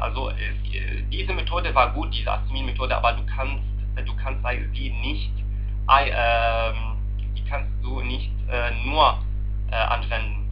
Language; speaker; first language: German; non-native, learner; Arabic